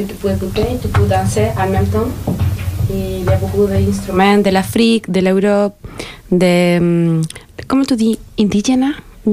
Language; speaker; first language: French; non-native, learner; Portuguese